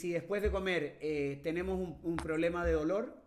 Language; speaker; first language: Spanish; native; Spanish